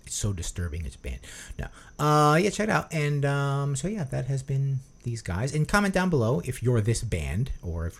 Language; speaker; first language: English; native; English